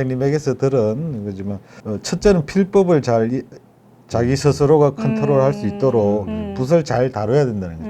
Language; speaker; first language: Korean; native; Korean